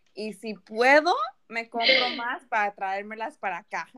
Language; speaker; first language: Spanish; early bilingual, heritage; Spanish